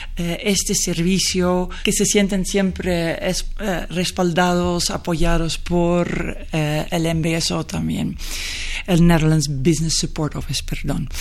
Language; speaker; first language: Spanish; non-native, fluent; Dutch